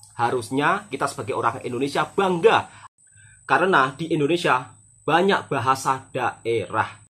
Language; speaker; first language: Indonesian; native; Indonesian